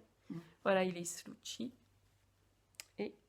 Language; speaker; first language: French; native; French